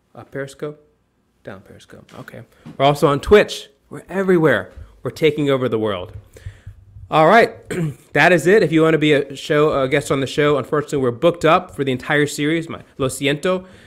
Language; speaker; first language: English; native; English